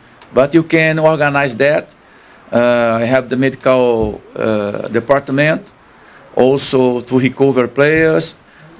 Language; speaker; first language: English; non-native, learner; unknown